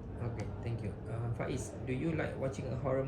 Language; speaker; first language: English; non-native, local second language; Malay